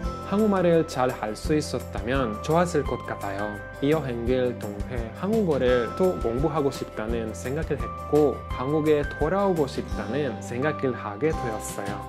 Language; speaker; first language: Korean; non-native, learner; Norwegian